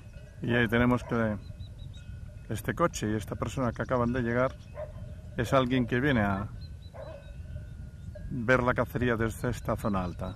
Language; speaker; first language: Spanish; native; Spanish